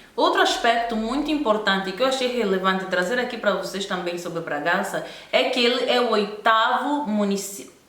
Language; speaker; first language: Portuguese; native; Portuguese